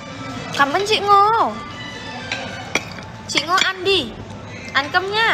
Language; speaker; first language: Vietnamese; non-native, learner; Indonesian